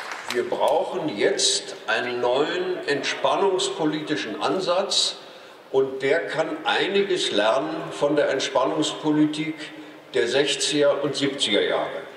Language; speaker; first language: German; native; German